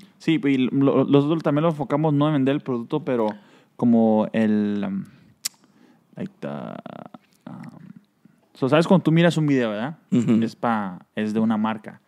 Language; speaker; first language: Spanish; early bilingual, heritage; Spanish